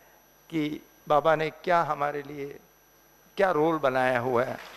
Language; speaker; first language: Hindi; native; Hindi